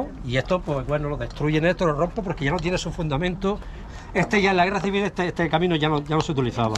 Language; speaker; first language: Spanish; native; Spanish